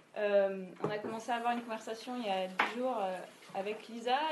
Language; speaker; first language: French; native; French